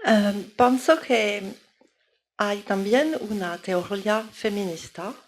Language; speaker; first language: Spanish; non-native, learner; Italian